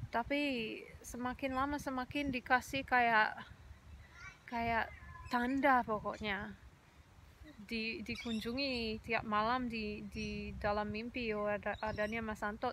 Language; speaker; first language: Indonesian; non-native, fluent; English